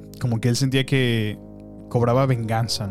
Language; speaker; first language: Spanish; native; Spanish